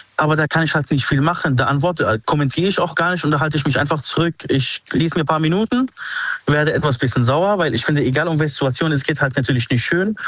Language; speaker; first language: German; early bilingual, other home language; Arabic